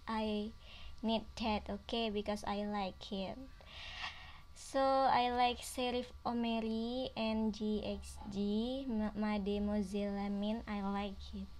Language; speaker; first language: English; non-native, learner; Indonesian